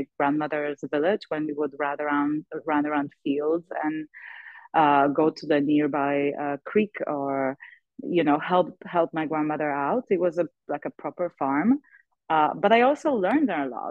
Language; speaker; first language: English; non-native, fluent; Polish